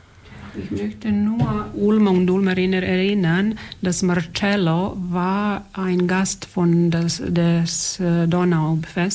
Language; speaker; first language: German; non-native, fluent; Serbian